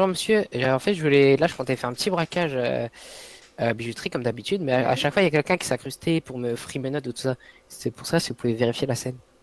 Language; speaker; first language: French; native; French